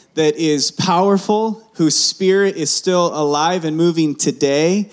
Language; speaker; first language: English; early bilingual, other home language; Spanish